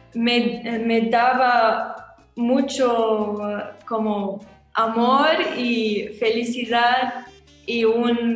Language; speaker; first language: Spanish; non-native, learner; Arabic